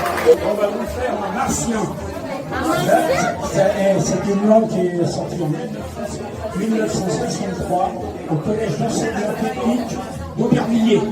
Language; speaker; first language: French; native; French